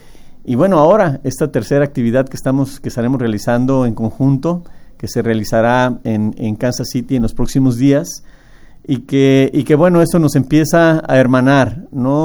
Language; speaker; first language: Spanish; native; Spanish